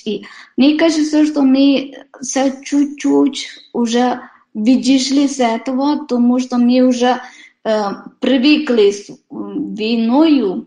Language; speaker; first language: Ukrainian; non-native, fluent; Polish